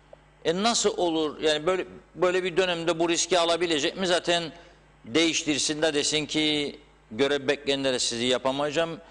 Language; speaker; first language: Turkish; native; Turkish